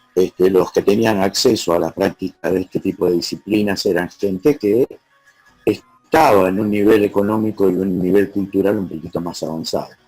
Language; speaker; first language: Spanish; native; Spanish